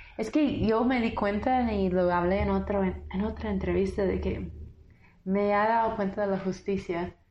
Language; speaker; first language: Spanish; non-native, fluent; English